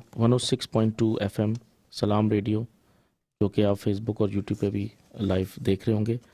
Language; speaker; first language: Urdu; native; Urdu